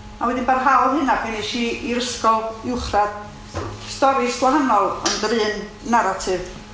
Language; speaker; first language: Welsh; native; Welsh